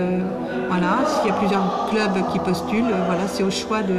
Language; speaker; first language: French; native; French